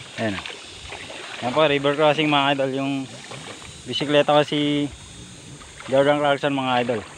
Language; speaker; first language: Filipino; native; Filipino